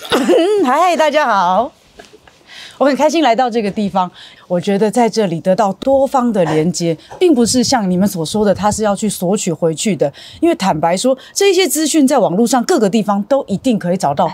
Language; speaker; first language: Chinese; native; Chinese